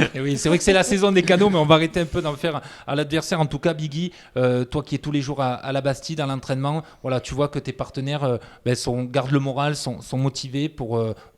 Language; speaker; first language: French; native; French